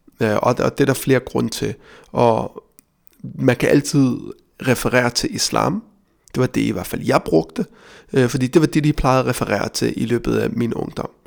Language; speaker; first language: Danish; early bilingual, other home language; Riffian